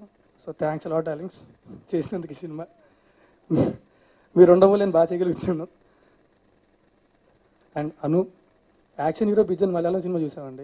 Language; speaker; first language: Telugu; native; Telugu